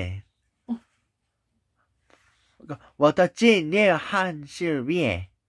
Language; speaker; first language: Chinese; non-native, learner; Korean